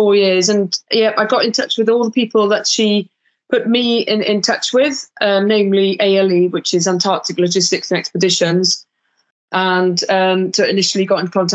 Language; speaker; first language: English; native; English